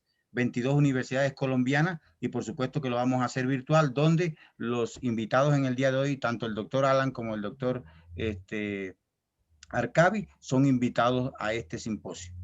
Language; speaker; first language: Spanish; native; Spanish